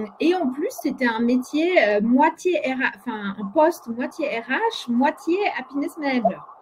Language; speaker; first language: French; non-native, fluent; Polish